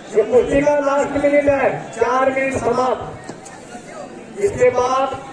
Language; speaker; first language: Hindi; non-native, local second language; Marathi